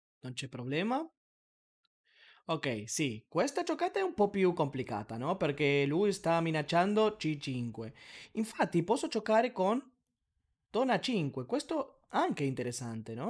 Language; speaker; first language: Italian; non-native, learner; Spanish